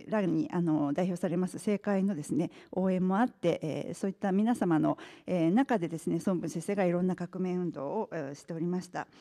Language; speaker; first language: Japanese; native; Japanese